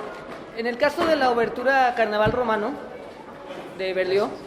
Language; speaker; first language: Spanish; native; Spanish